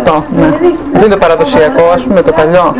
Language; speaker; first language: Greek; native; Greek